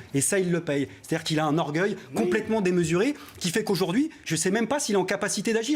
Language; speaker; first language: French; native; French